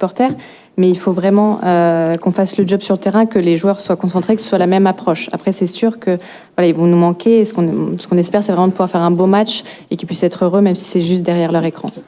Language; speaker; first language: French; native; French